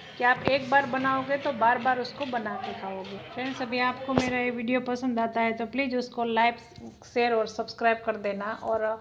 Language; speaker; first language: Hindi; non-native, local second language; Gujarati